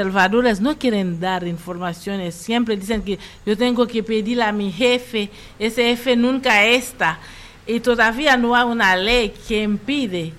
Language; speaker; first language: Spanish; non-native, fluent; Haitian Creole